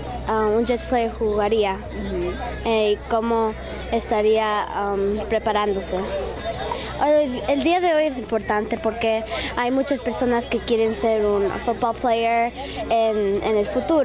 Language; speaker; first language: Spanish; early bilingual, heritage; Spanish